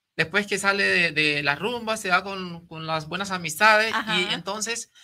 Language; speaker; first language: Spanish; native; Spanish